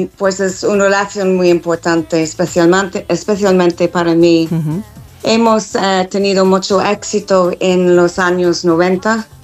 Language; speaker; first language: Spanish; non-native, fluent; English